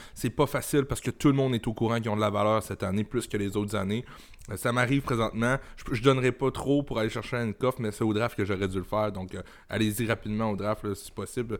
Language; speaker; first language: French; native; French